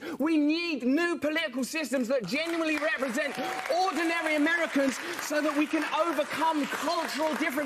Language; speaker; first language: English; native; English